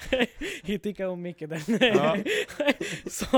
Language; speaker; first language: Swedish; non-native, learner; Bangla